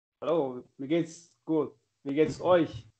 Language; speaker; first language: German; non-native, learner; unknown